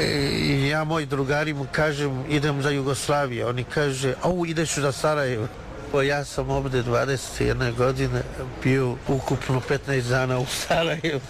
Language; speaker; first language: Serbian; non-native, fluent; Chinese